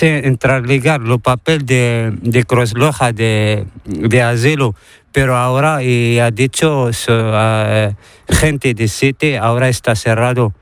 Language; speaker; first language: Spanish; non-native, learner; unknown